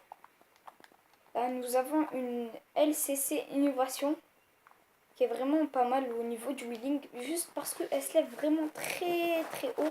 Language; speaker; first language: French; native; French